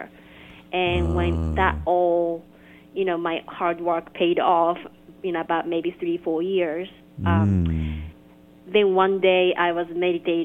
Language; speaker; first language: English; non-native, fluent; Japanese